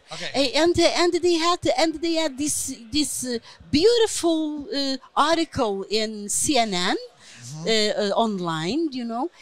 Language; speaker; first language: English; non-native, fluent; Portuguese